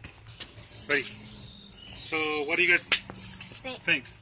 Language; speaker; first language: English; early bilingual, other home language; Spanish